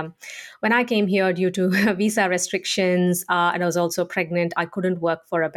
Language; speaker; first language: English; non-native, local second language; Tamil